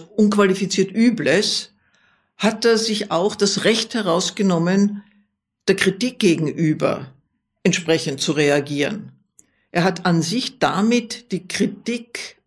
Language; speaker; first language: German; native; German